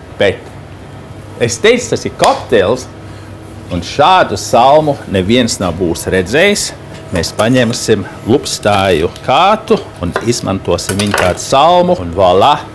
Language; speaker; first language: Latvian; early bilingual, heritage; Latvian